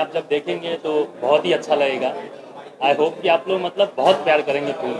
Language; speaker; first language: Hindi; native; Hindi